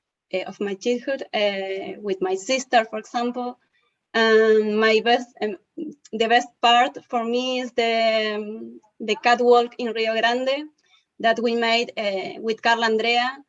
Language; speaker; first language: English; non-native, learner; Spanish